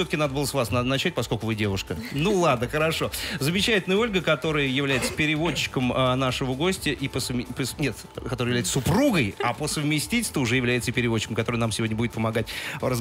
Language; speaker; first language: Russian; native; Russian